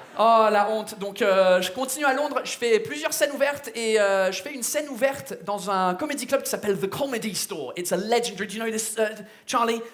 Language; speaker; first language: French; non-native, fluent; English